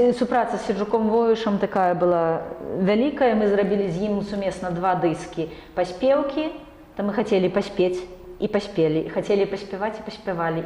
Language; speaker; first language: Belarusian; non-native, local second language; Russian